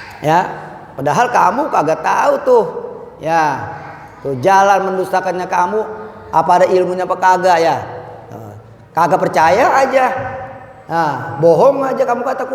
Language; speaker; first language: Indonesian; native; Indonesian